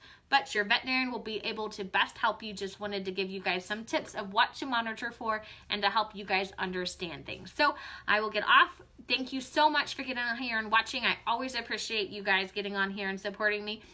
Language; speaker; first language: English; native; English